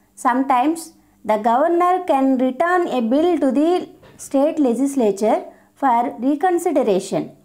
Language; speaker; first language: English; non-native, local second language; Telugu